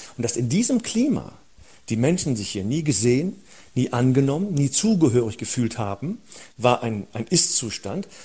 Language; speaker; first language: German; early bilingual, other home language; Turkish